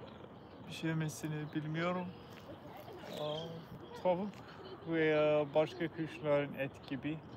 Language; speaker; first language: Turkish; non-native, learner; English